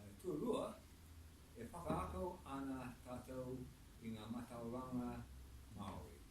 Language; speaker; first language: Māori; non-native, learner; English